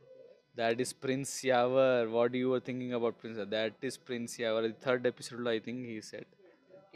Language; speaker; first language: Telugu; non-native, local second language; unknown